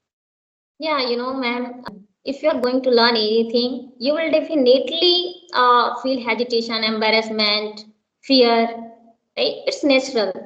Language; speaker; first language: English; non-native, local second language; Hindi